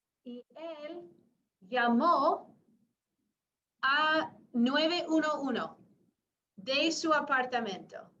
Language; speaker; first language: Spanish; non-native, fluent; English